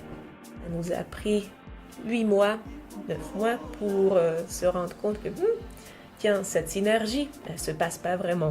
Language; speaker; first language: French; native; French